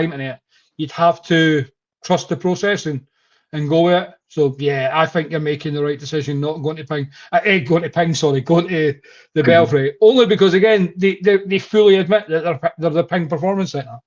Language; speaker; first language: English; native; English